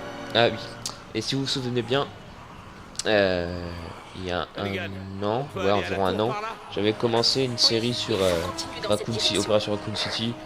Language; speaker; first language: French; native; French